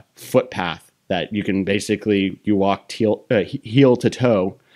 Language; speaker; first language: English; native; English